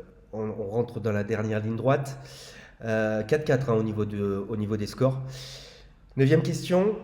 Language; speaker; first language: French; native; French